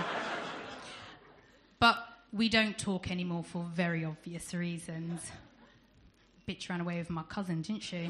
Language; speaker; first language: English; native; English